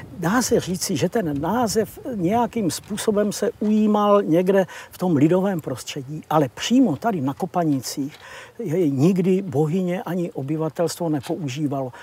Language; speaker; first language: Czech; native; Czech